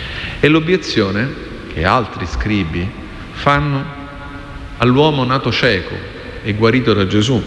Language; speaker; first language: Italian; native; Italian